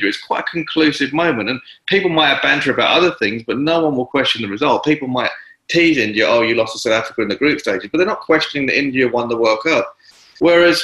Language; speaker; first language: English; native; English